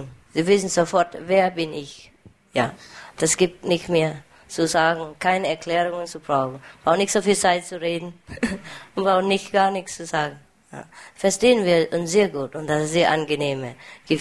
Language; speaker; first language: German; non-native, fluent; Vietnamese